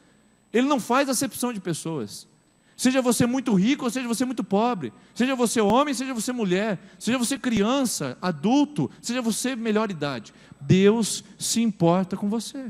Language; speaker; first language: Portuguese; native; Portuguese